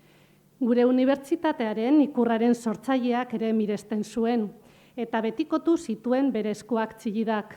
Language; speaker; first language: Basque; native; Basque